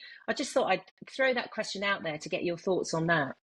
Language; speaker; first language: English; native; English